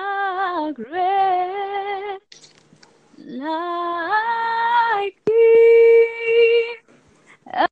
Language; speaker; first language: English; non-native, learner; Spanish